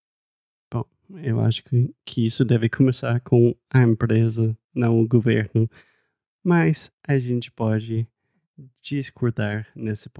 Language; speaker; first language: Portuguese; non-native, fluent; English